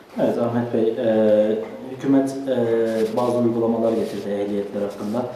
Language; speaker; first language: Turkish; native; Turkish